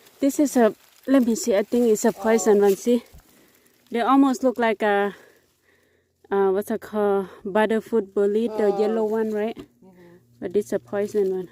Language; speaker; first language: English; non-native, learner; Thai